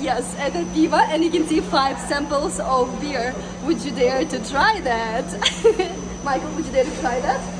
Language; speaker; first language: English; non-native, fluent; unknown